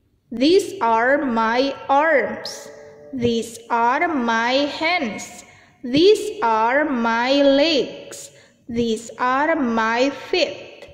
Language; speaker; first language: English; non-native, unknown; Indonesian